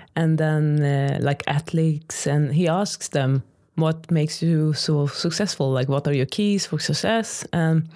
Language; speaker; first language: English; non-native, fluent; Swedish